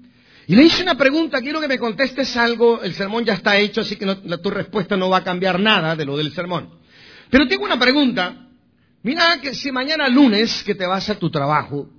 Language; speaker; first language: Spanish; native; Spanish